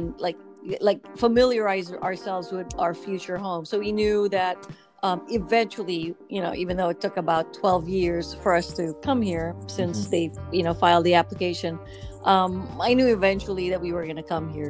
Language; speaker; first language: English; non-native, local second language; Filipino